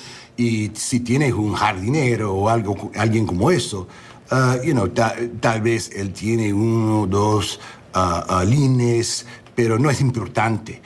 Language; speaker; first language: Spanish; non-native, fluent; English